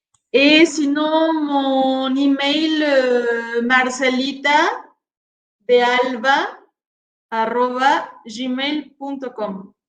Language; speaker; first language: French; non-native, fluent; Spanish